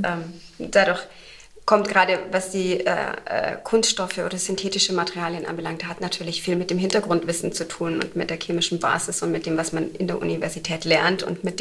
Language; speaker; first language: German; native; German